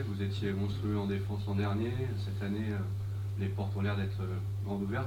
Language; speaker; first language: French; native; French